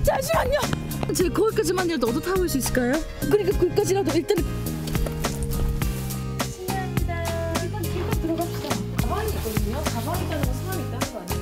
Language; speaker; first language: Korean; native; Korean